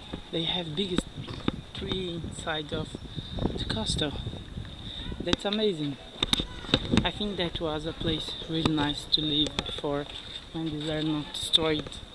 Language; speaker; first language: English; non-native, learner; Portuguese